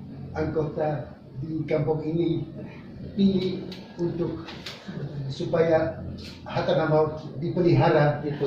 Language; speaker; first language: Indonesian; non-native, fluent; Dutch